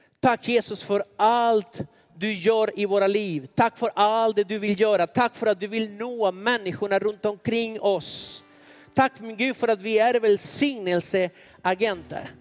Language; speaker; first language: Swedish; non-native, fluent; Spanish